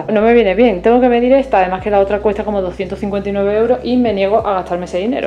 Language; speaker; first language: Spanish; native; Spanish